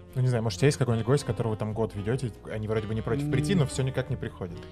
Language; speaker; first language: Russian; native; Russian